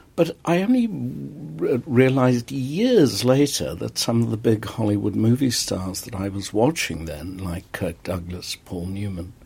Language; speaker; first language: English; native; English